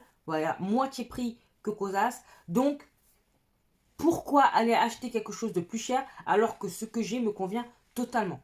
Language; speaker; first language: French; native; French